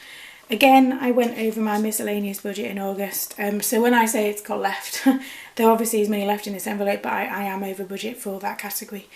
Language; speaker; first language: English; native; English